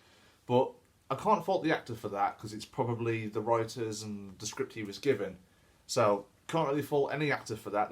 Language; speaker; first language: English; native; English